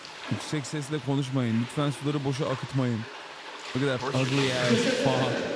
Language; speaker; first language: Turkish; native; Turkish